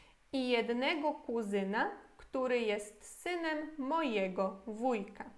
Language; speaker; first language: Polish; non-native, fluent; Portuguese